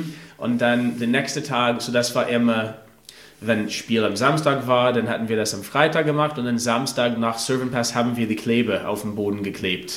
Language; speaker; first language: German; non-native, fluent; English